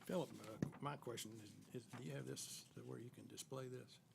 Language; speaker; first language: English; native; English